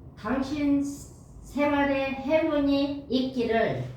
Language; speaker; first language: Korean; non-native, learner; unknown